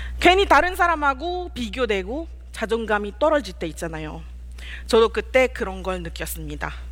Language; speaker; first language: Korean; non-native, fluent; Malay